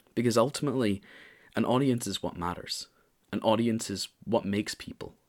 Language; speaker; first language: English; native; English